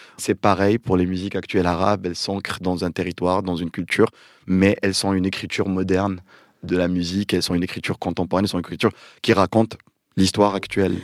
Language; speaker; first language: French; non-native, local second language; Arabic